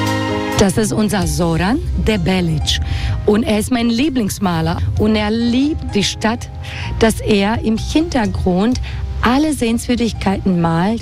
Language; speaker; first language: German; non-native, fluent; Croatian